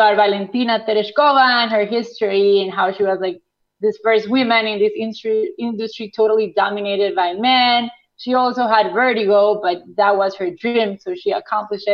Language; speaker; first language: English; non-native, fluent; Spanish